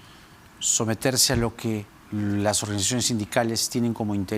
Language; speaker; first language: Spanish; native; Spanish